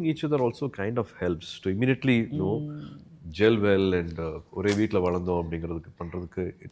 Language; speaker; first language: Tamil; native; Tamil